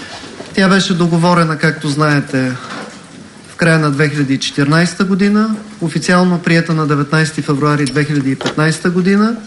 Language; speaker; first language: Bulgarian; native; Bulgarian